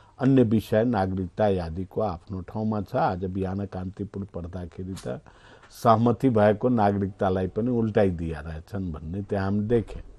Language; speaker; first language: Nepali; non-native, local second language; Maithili